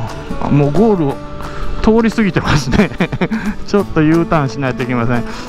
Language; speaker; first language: Japanese; native; Japanese